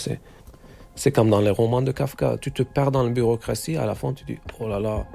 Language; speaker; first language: French; non-native, fluent; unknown